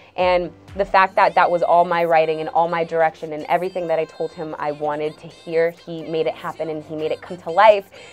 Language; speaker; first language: English; early bilingual, other home language; Spanish